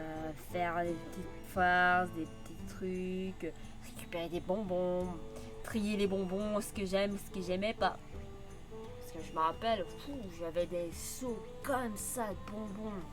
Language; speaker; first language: French; native; French